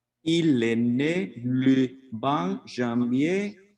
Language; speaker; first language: French; non-native, learner; Spanish